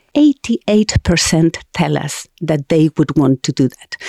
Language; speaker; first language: English; non-native, fluent; Spanish